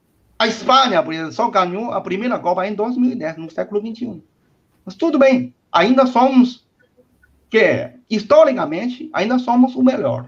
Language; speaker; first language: Portuguese; non-native, fluent; Chinese